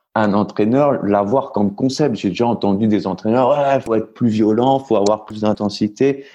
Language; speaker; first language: French; native; French